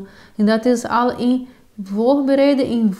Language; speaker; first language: Dutch; non-native, fluent; Portuguese